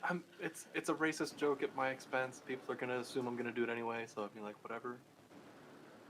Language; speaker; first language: English; native; English